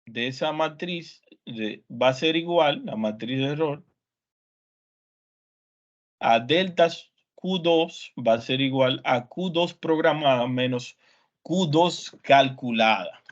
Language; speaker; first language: Spanish; native; Spanish